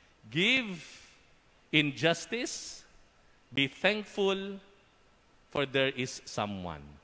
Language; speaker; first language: English; non-native, local second language; Filipino